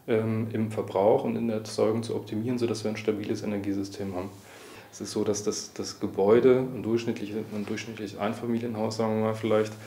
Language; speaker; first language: German; native; German